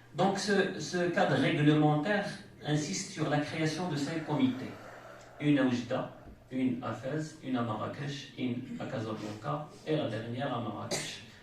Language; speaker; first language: French; non-native, local second language; Arabic